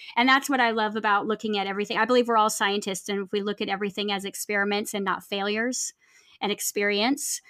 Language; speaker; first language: English; native; English